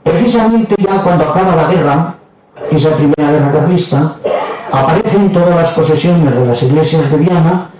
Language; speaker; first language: Spanish; native; Spanish